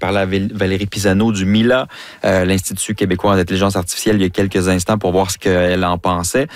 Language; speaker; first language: French; native; French